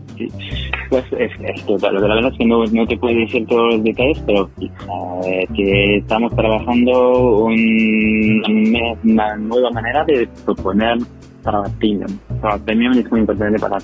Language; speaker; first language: Spanish; non-native, fluent; French